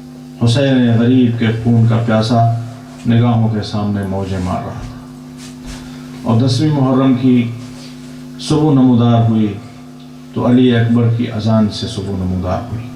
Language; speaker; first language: Urdu; native; Urdu